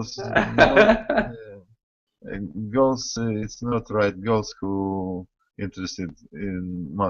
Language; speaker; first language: English; non-native, learner; Russian